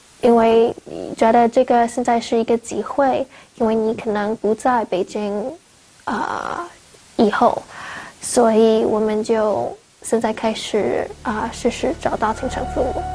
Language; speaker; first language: Chinese; non-native, learner; English